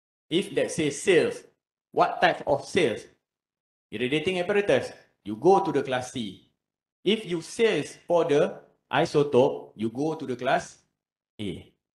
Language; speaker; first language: English; non-native, local second language; Malay